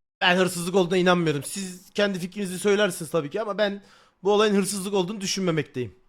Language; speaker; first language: Turkish; native; Turkish